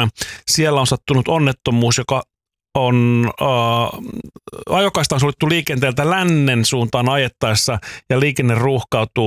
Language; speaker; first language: Finnish; native; Finnish